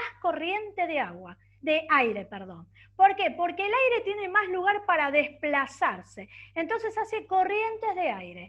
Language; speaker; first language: Spanish; native; Spanish